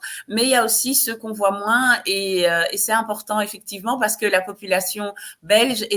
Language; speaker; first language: French; native; French